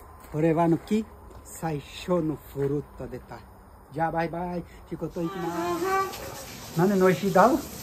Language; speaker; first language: Japanese; non-native, learner; Portuguese